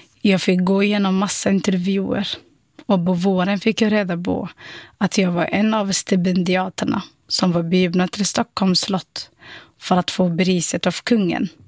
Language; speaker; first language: Swedish; non-native, fluent; Somali